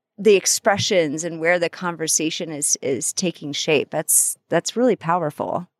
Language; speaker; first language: English; native; English